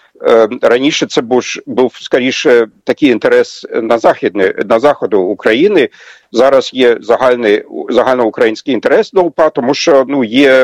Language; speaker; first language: Ukrainian; non-native, fluent; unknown